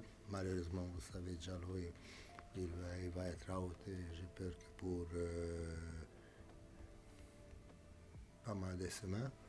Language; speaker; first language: French; non-native, fluent; Romanian